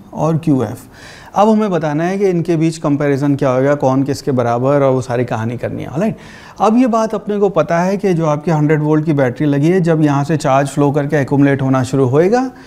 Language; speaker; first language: Hindi; native; Hindi